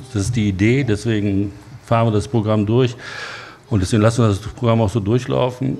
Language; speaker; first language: German; native; German